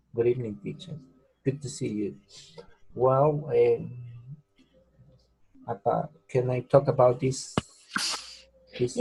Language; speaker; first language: English; non-native, learner; Spanish